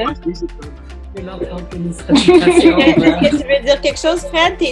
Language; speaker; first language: French; native; French